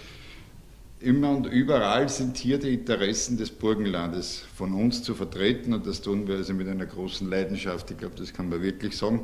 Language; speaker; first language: German; native; German